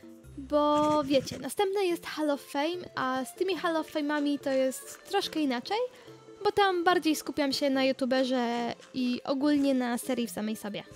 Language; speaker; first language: Polish; native; Polish